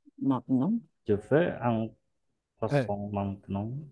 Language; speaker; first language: French; non-native, learner; Indonesian